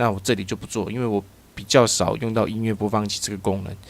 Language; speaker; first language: Chinese; native; Chinese